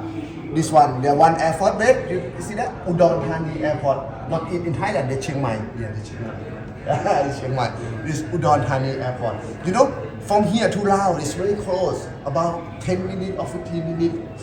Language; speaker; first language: English; non-native, learner; Thai